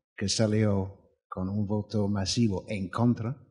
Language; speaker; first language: Spanish; non-native, fluent; English